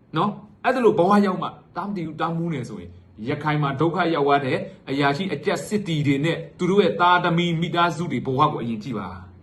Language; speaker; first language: Burmese; native; Burmese